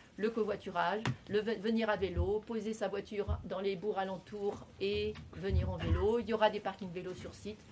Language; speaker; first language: French; native; French